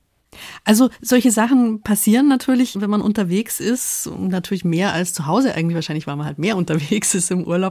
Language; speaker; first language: German; native; German